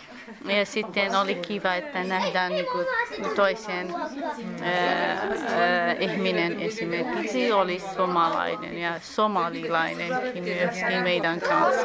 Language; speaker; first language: Finnish; non-native, learner; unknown